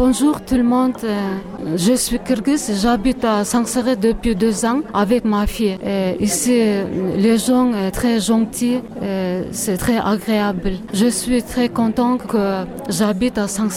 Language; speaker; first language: French; non-native, learner; Kyrgyz